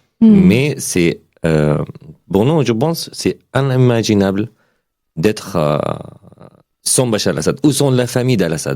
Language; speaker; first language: French; non-native, learner; Arabic